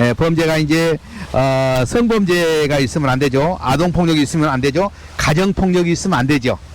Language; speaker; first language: Korean; native; Korean